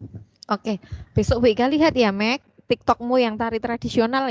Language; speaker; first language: Indonesian; native; Indonesian